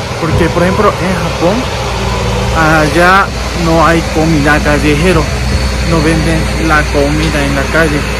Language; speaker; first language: Spanish; non-native, learner; Japanese